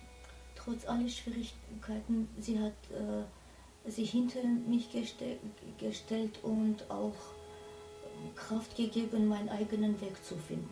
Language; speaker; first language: German; non-native, fluent; Armenian